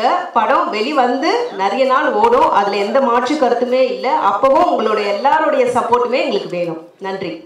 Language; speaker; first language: Tamil; native; Tamil